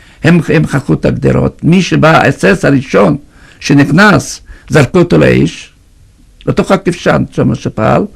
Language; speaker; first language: Hebrew; non-native, fluent; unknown